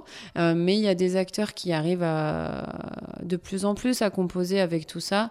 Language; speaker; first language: French; native; French